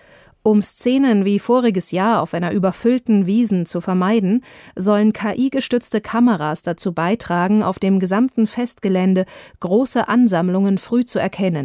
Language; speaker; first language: German; native; German